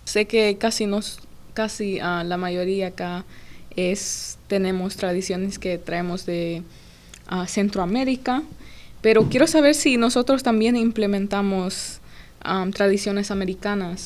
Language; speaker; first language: Spanish; early bilingual, heritage; English